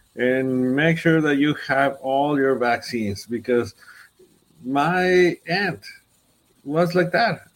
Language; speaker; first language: English; non-native, fluent; Spanish